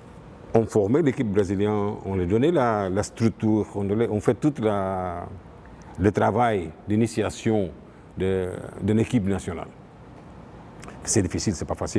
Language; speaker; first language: French; non-native, fluent; Portuguese